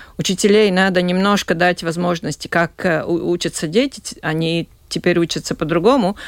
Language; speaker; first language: Russian; non-native, local second language; Latvian